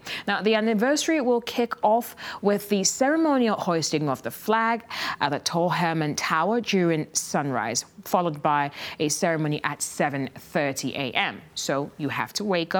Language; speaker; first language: English; non-native, local second language; Akan